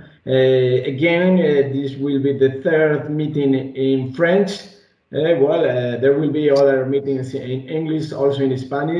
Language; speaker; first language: English; non-native, fluent; Spanish